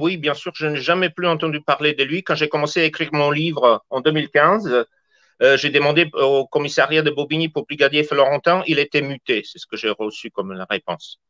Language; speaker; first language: French; native; French